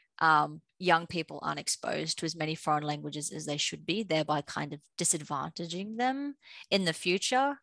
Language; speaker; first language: English; native; English